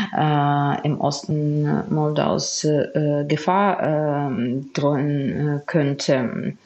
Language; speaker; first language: German; non-native, fluent; Ukrainian